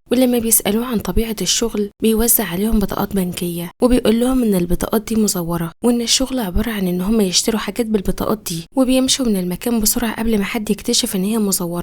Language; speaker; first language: Arabic; native; Arabic